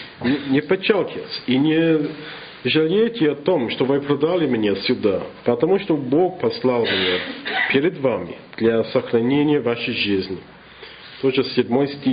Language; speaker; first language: Russian; non-native, fluent; English